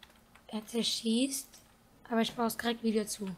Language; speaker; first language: German; native; German